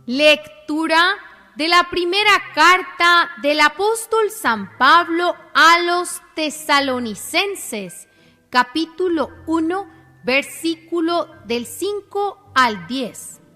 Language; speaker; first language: Spanish; native; Spanish